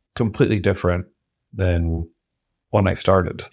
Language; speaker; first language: English; native; English